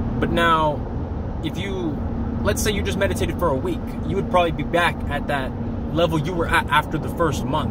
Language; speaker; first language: English; native; English